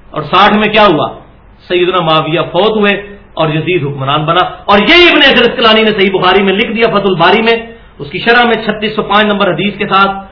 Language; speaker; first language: Urdu; non-native, local second language; Punjabi